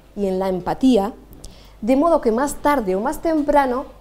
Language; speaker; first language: Spanish; non-native, local second language; Basque